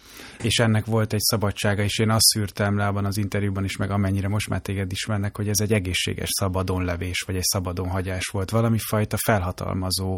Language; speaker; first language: Hungarian; native; Hungarian